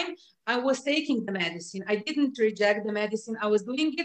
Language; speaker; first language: English; non-native, fluent; Slovenian